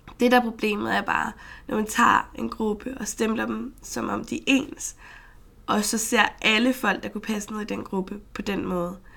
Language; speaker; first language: Danish; native; Danish